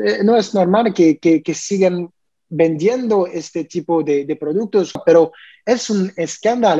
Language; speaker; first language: Spanish; non-native, learner; French